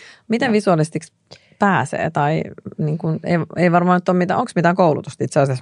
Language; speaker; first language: Finnish; native; Finnish